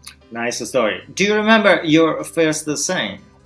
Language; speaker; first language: English; non-native, fluent; Italian